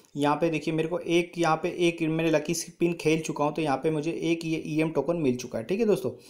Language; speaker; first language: Hindi; native; Hindi